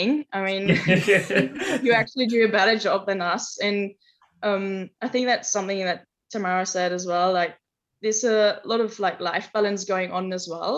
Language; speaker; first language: English; non-native, fluent; German